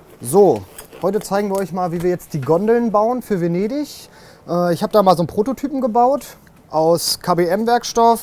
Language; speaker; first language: German; native; German